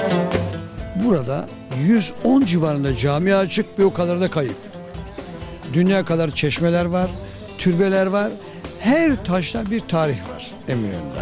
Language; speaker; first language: Turkish; native; Turkish